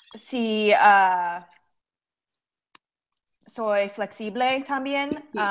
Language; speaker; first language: Spanish; non-native, learner; English